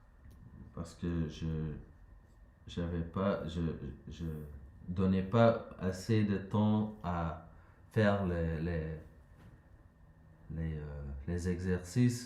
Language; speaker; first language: French; non-native, learner; Dutch